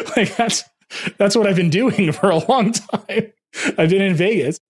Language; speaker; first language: English; early bilingual, other home language; Hindi